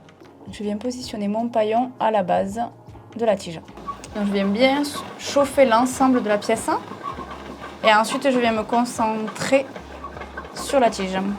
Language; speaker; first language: French; native; French